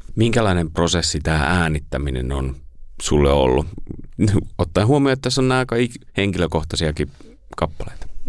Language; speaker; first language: Finnish; native; Finnish